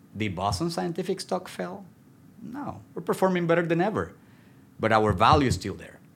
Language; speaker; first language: English; non-native, fluent; Spanish